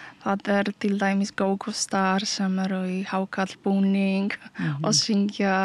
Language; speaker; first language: Icelandic; non-native, learner; Polish